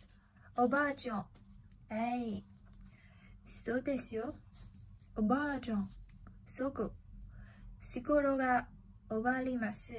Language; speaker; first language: Japanese; non-native, learner; Chinese